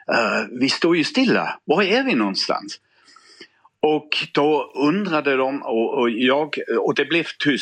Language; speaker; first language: Swedish; non-native, fluent; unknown